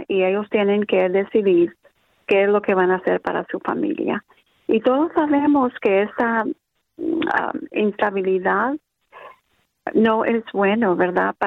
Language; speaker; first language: Spanish; early bilingual, other home language; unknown